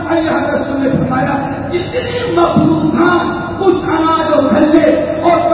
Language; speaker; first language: Urdu; native; Urdu